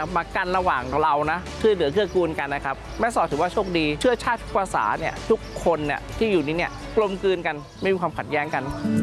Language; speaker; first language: Thai; early bilingual, other home language; Chinese